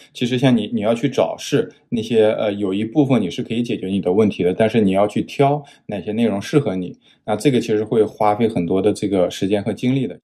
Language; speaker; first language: Chinese; native; Chinese